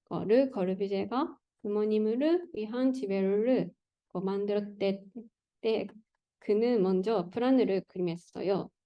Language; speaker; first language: Korean; non-native, learner; Japanese